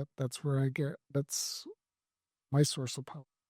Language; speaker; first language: English; native; English